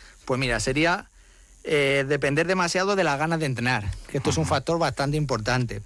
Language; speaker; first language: Spanish; native; Spanish